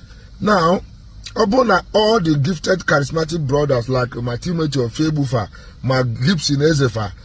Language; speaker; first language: English; non-native, local second language; Igbo